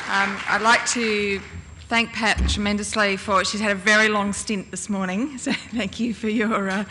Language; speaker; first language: English; native; English